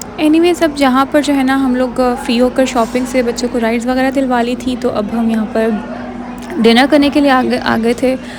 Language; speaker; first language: Urdu; native; Urdu